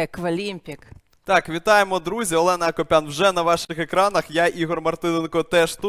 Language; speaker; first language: Ukrainian; native; Ukrainian